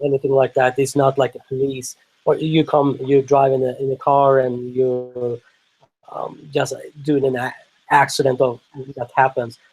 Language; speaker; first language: English; non-native, fluent; Swedish